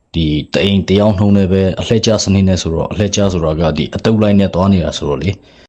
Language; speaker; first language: Burmese; non-native, local second language; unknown